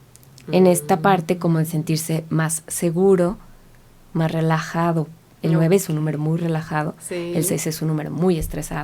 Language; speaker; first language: Spanish; native; Spanish